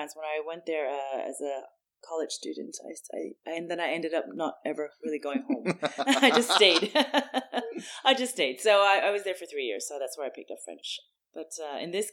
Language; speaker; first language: English; native; English